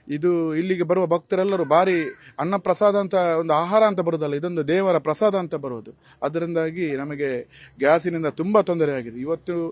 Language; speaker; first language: Kannada; native; Kannada